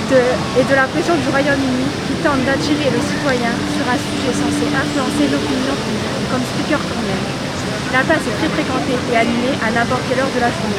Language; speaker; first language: French; native; French